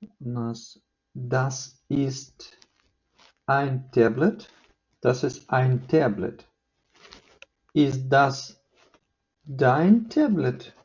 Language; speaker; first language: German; non-native, fluent; Ukrainian